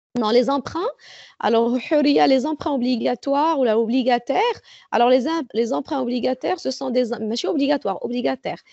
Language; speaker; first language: French; non-native, local second language; Arabic